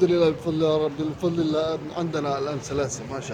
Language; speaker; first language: Arabic; non-native, local second language; Somali